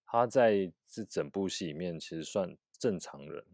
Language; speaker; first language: Chinese; native; Chinese